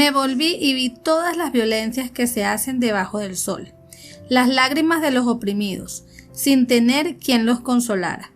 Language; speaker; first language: Spanish; native; Spanish